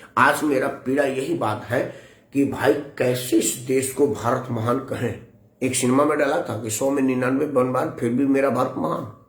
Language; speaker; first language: Hindi; native; Hindi